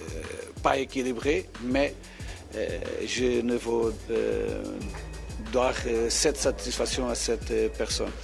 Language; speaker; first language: French; non-native, fluent; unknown